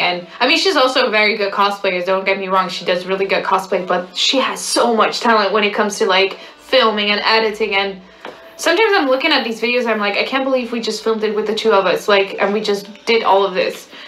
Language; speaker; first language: English; non-native, fluent; Dutch